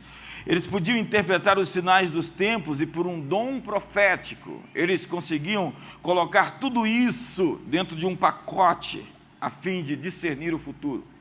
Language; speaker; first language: Portuguese; native; Portuguese